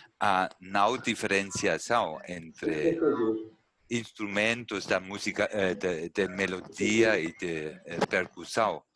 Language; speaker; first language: Portuguese; non-native, learner; German